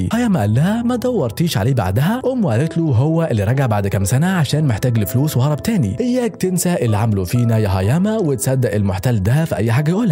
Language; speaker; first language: Arabic; native; Arabic